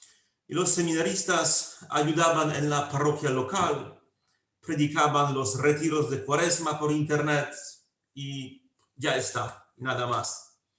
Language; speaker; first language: Spanish; non-native, fluent; Polish